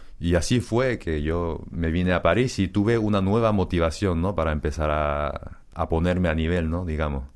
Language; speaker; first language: Spanish; early bilingual, other home language; Korean